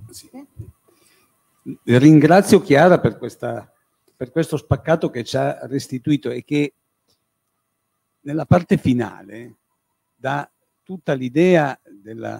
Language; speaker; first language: Italian; native; Italian